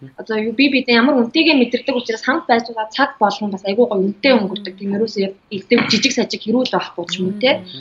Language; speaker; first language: Mongolian; native; Mongolian